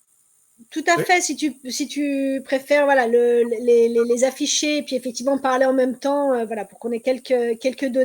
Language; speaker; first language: French; native; French